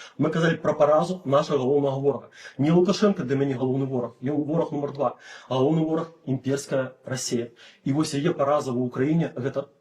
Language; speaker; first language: Belarusian; non-native, local second language; Russian